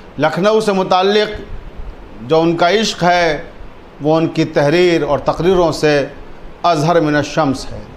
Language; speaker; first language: Urdu; native; Urdu